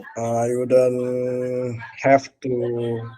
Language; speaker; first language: English; non-native, learner; Indonesian